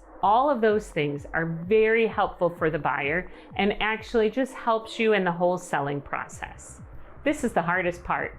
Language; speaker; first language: English; native; English